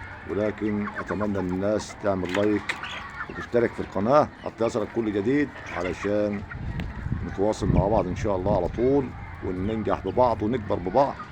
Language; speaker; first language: Arabic; native; Arabic